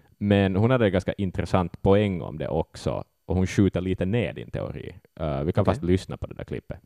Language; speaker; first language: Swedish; native; Swedish